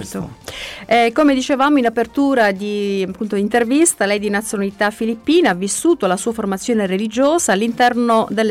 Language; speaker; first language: Italian; native; Italian